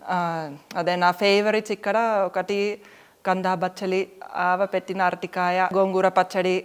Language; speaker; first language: Telugu; non-native, fluent; Finnish